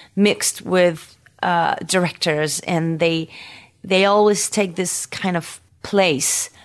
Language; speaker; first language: English; non-native, fluent; French